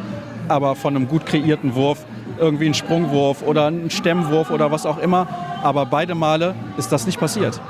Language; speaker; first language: German; native; German